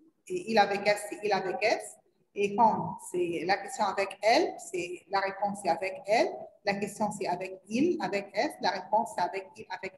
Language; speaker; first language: French; non-native, learner; Arabic